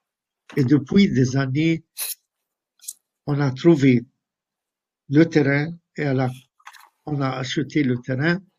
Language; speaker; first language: French; non-native, fluent; Arabic